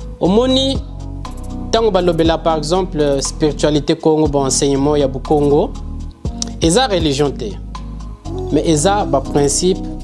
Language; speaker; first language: Lingala; non-native, local second language; Kongo